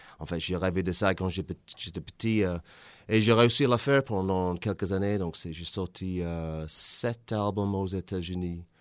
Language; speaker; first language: French; non-native, fluent; English